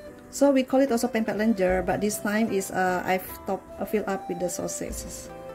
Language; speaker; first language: English; non-native, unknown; Indonesian